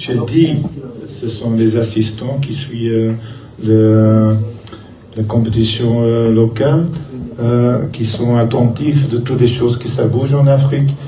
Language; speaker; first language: French; non-native, local second language; Dutch